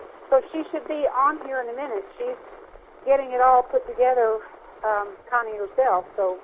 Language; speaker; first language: English; native; English